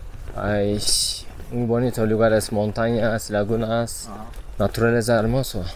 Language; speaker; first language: Spanish; non-native, learner; Turkish